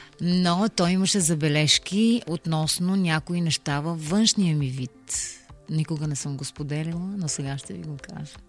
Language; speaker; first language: Bulgarian; native; Bulgarian